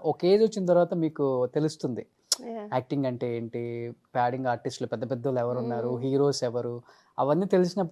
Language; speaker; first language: Telugu; native; Telugu